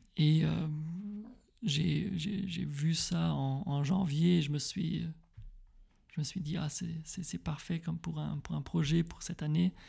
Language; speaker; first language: French; early bilingual, heritage; French